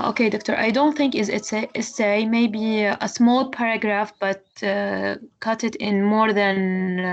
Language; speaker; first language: English; non-native, learner; Arabic